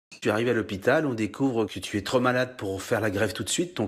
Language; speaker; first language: French; native; French